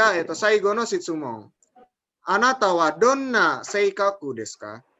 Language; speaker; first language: Japanese; non-native, fluent; Indonesian